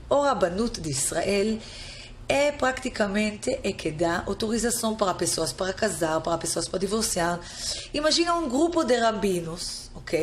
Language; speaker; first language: Portuguese; non-native, fluent; Hebrew